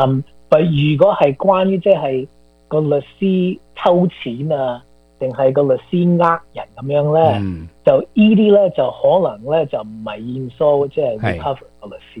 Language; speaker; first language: Chinese; early bilingual, heritage; Cantonese